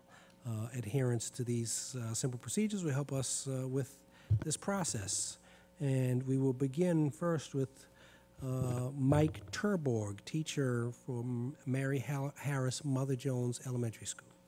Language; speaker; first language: English; native; English